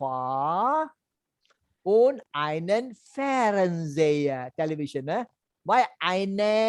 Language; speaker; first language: German; non-native, learner; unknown